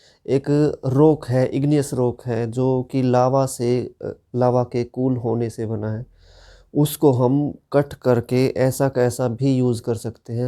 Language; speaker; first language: Hindi; native; Hindi